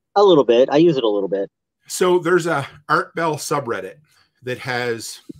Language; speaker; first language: English; native; English